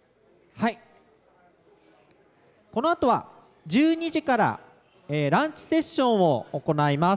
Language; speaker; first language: Japanese; native; Japanese